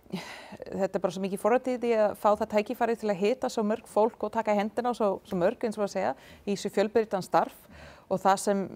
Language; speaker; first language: Icelandic; non-native, fluent; English